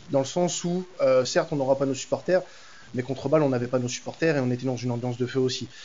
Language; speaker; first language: French; native; French